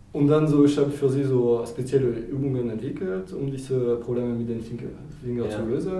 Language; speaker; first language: German; non-native, fluent; French